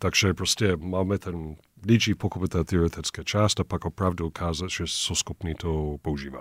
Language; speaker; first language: Czech; non-native, fluent; English